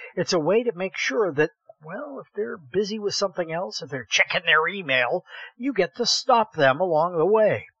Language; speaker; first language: English; native; English